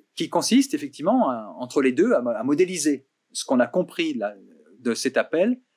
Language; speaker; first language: French; native; French